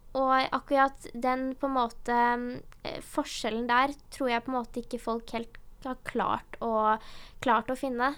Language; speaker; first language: Norwegian; early bilingual, other home language; Urdu